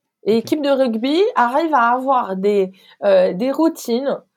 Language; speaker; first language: French; non-native, local second language; Arabic